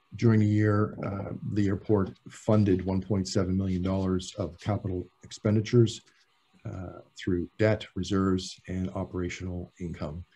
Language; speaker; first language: English; native; English